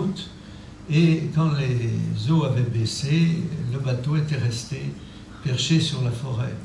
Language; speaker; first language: French; native; French